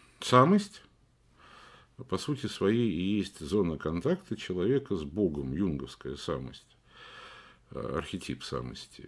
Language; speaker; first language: Russian; native; Russian